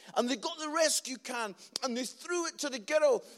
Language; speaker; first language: English; native; English